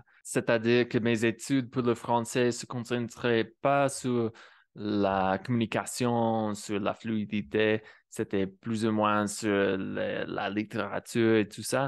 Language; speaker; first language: French; non-native, fluent; English